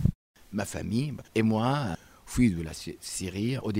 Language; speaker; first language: French; non-native, learner; Arabic